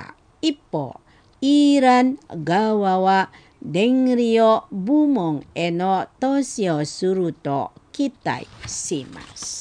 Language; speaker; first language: Japanese; non-native, fluent; Indonesian